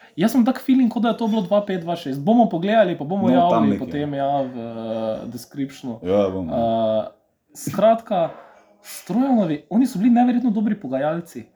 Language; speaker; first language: Slovenian; early bilingual, other home language; Serbian